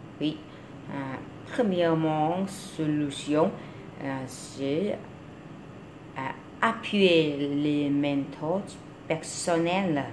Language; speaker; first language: French; non-native, learner; Vietnamese